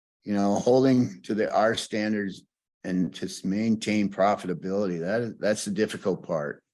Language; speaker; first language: English; native; English